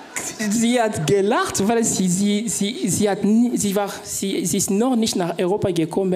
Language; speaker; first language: German; non-native, fluent; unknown